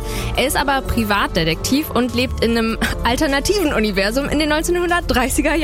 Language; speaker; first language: German; native; German